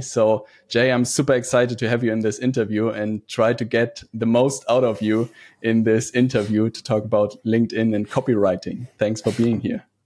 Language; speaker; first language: English; non-native, fluent; German